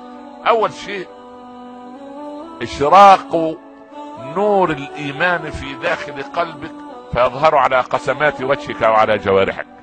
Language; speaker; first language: Arabic; native; Arabic